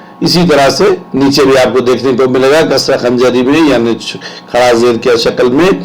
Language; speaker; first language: Urdu; native; Urdu